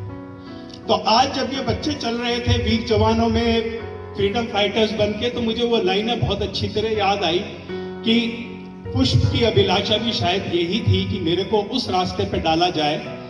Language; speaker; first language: Hindi; native; Hindi